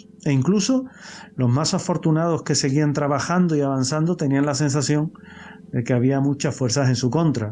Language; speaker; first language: Spanish; native; Spanish